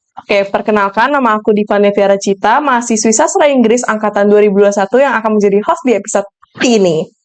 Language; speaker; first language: Indonesian; native; Indonesian